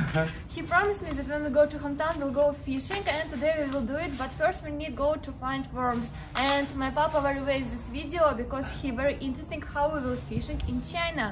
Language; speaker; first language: English; non-native, learner; Ukrainian